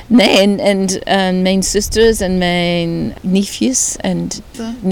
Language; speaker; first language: Dutch; early bilingual, heritage; Dutch